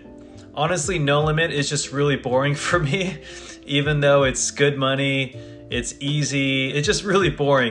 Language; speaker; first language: English; native; English